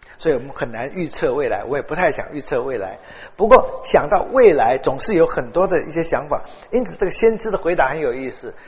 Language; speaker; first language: Chinese; native; Chinese